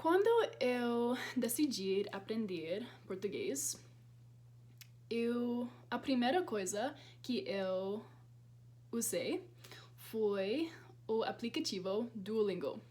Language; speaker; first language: Portuguese; non-native, learner; English